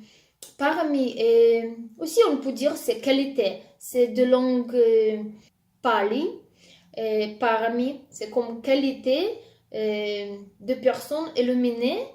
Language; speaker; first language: French; non-native, fluent; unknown